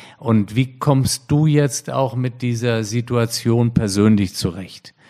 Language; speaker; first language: German; native; German